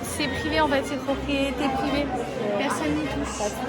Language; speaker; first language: French; native; French